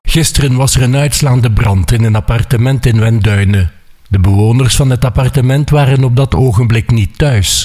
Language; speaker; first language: Dutch; native; Dutch